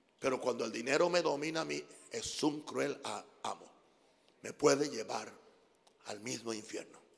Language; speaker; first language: Spanish; non-native, fluent; English